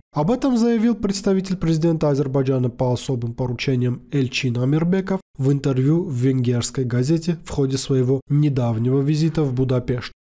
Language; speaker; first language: Russian; non-native, local second language; Armenian